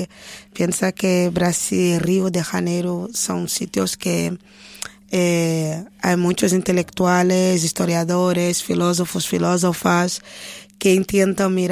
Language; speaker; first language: Spanish; non-native, fluent; Portuguese